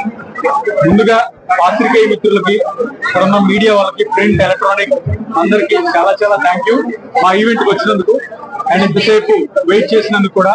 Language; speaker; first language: Telugu; native; Telugu